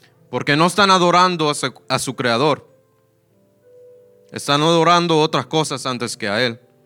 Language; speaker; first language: Spanish; early bilingual, heritage; Spanish